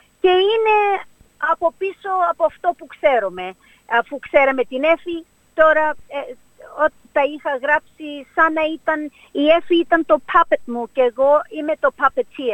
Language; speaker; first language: Greek; early bilingual, heritage; Greek